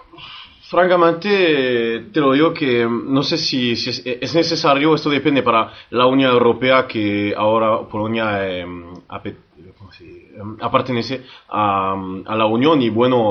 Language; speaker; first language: Spanish; early bilingual, heritage; French